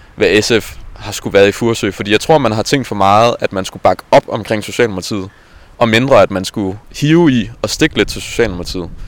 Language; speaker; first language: Danish; native; Danish